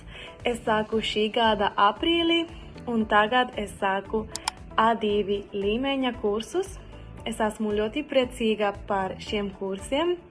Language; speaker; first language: Latvian; non-native, learner; Spanish